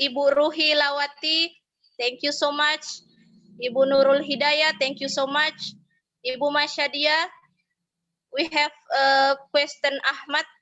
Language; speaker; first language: English; non-native, fluent; Indonesian